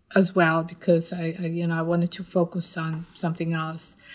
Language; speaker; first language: English; non-native, fluent; Russian